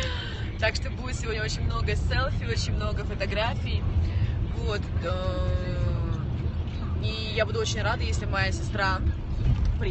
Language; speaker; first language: Russian; native; Russian